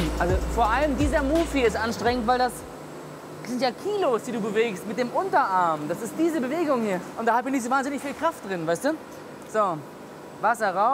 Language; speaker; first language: German; native; German